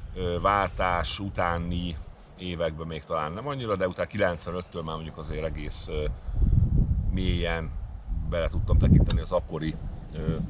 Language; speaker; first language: Hungarian; native; Hungarian